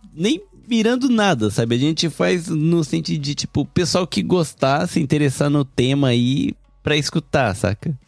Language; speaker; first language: Portuguese; early bilingual, heritage; Japanese